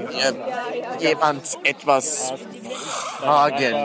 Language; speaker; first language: German; non-native, learner; Norwegian